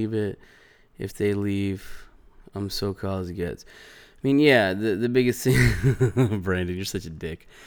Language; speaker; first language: English; native; English